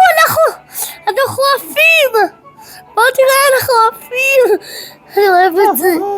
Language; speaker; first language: Hebrew; early bilingual, heritage; Hebrew